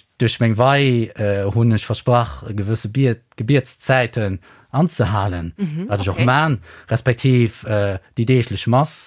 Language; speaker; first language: Luxembourgish; native; Luxembourgish